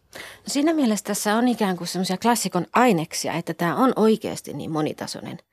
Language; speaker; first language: Finnish; native; Finnish